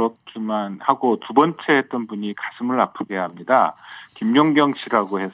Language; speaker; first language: Korean; native; Korean